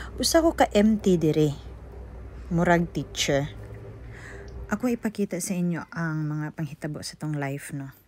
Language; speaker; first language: Cebuano; native; Cebuano